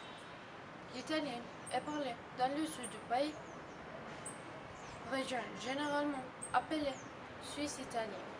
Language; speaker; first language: French; non-native, learner; Spanish